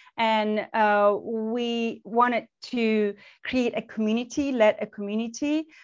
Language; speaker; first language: English; non-native, fluent; Turkish